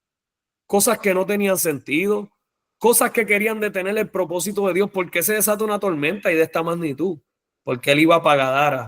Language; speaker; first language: Spanish; native; Spanish